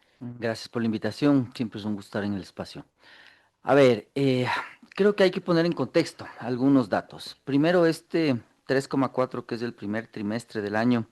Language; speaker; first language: Spanish; native; Spanish